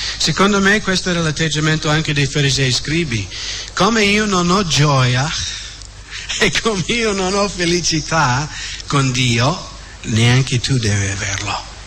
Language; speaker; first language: Italian; non-native, fluent; English